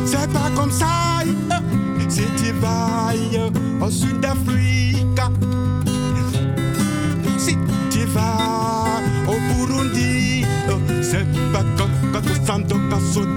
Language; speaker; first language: French; non-native, learner; Dutch